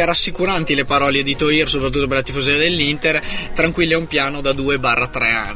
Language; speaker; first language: Italian; native; Italian